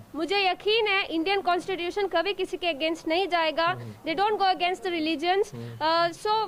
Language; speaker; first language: Hindi; non-native, local second language; Urdu